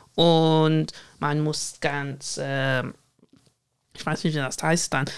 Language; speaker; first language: German; non-native, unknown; English